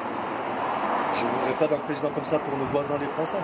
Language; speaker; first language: French; native; French